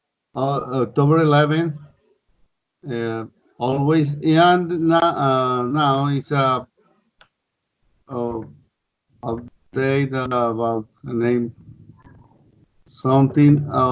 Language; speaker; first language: English; non-native, learner; Spanish